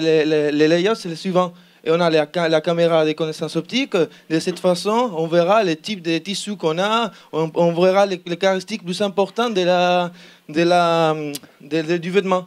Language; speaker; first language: French; non-native, learner; Spanish